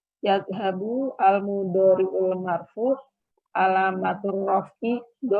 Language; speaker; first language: Arabic; non-native, learner; Indonesian